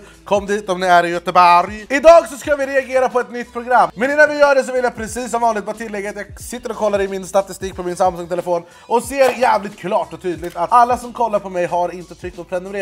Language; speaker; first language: Swedish; native; Swedish